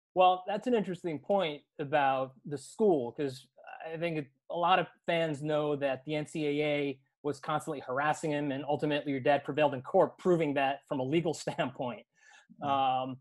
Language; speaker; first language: English; native; English